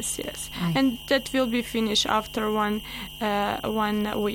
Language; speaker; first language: English; non-native, learner; Bosnian